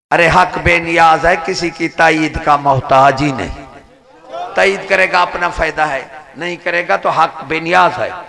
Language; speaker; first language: Urdu; native; Urdu